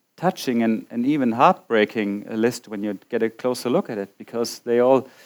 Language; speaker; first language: English; non-native, fluent; German